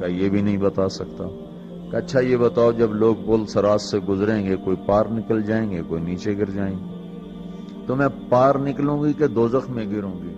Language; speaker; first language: Urdu; non-native, local second language; Punjabi